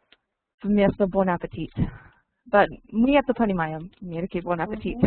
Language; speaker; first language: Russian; non-native, learner; English